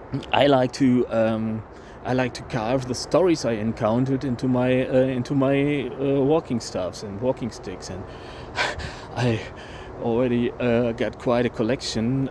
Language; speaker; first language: English; non-native, fluent; German